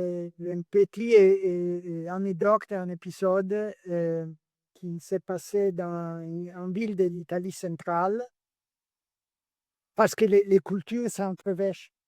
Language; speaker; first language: French; non-native, learner; Italian